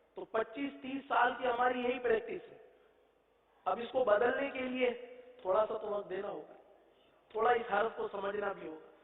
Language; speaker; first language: Urdu; native; Urdu